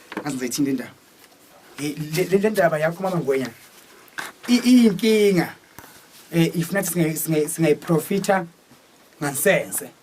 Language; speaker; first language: Zulu; native; Zulu